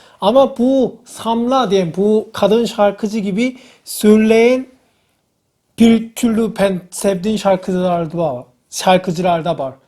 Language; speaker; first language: Turkish; non-native, fluent; Korean